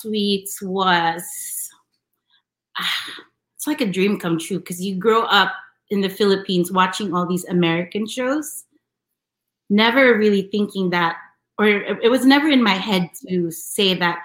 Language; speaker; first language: English; non-native, local second language; Filipino